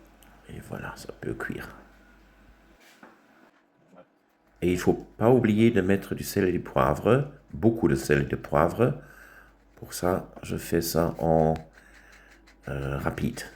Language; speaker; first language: French; non-native, local second language; German